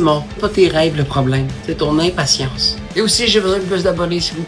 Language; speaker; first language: French; native; French